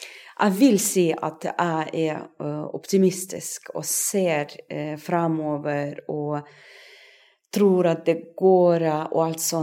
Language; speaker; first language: Norwegian; non-native, fluent; Russian